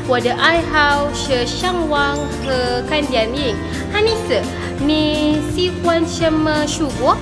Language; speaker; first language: Chinese; non-native, learner; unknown